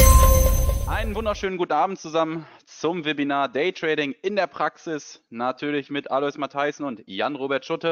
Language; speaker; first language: German; native; German